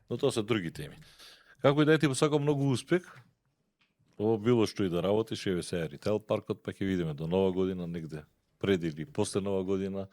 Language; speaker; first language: Macedonian; native; Macedonian